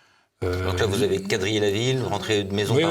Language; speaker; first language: French; native; French